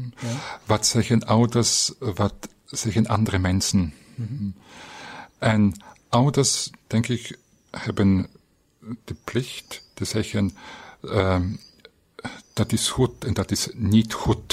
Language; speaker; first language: Dutch; non-native, fluent; German